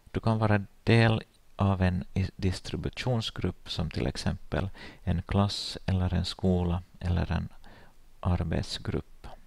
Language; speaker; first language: Swedish; native; Swedish